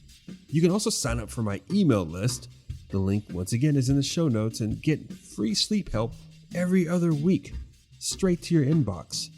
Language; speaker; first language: English; native; English